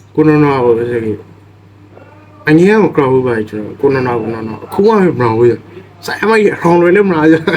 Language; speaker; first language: Burmese; native; Burmese